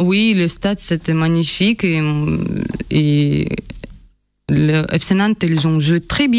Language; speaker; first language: French; non-native, learner; Russian